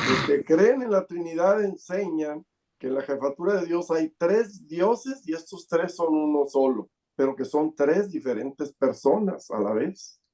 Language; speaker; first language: Spanish; native; Spanish